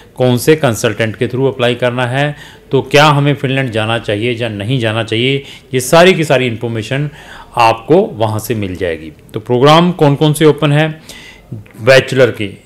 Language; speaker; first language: Hindi; native; Hindi